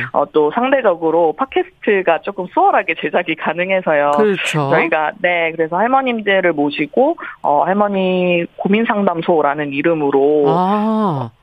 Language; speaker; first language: Korean; native; Korean